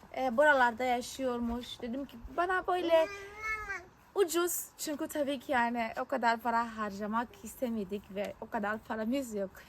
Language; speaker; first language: Turkish; non-native, fluent; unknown